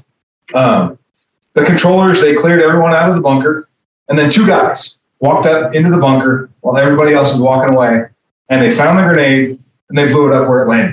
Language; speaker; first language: English; native; English